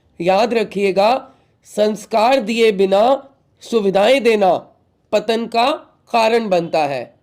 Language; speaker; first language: Hindi; native; Hindi